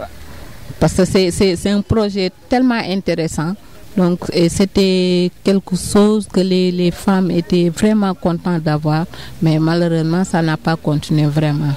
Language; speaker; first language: French; non-native, local second language; Wolof